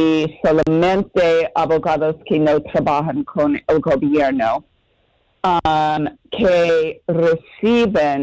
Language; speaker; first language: Spanish; non-native, learner; English